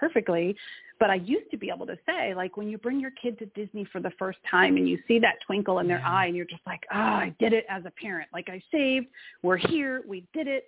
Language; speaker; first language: English; native; English